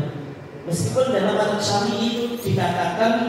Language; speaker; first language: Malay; non-native, local second language; Javanese